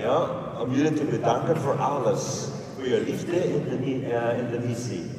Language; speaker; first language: Dutch; non-native, learner; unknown